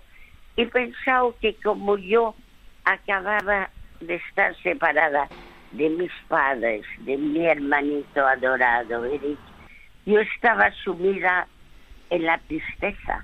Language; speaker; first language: Spanish; early bilingual, other home language; French